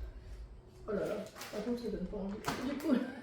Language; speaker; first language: French; native; French